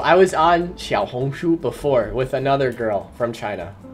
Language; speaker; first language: English; native; English